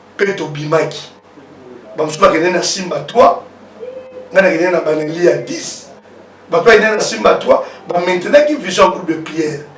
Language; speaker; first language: Lingala; early bilingual, other home language; Kongo